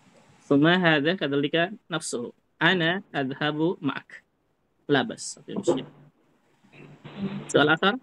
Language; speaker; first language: Arabic; non-native, fluent; Indonesian